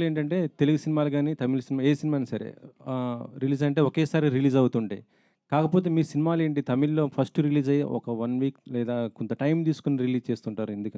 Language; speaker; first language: Telugu; native; Telugu